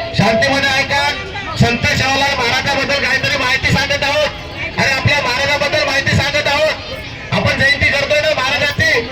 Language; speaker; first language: Marathi; non-native, local second language; Lambadi